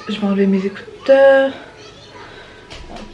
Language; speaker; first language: French; native; French